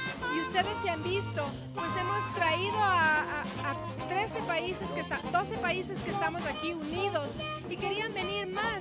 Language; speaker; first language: Spanish; native; Spanish